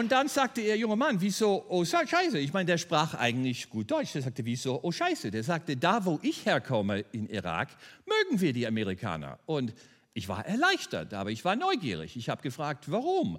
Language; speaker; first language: German; non-native, fluent; English